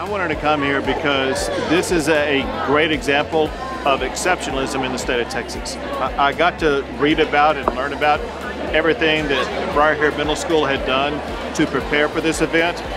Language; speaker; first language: English; native; English